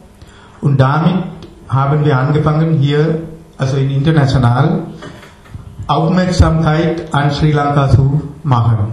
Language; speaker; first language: German; non-native, learner; Sinhala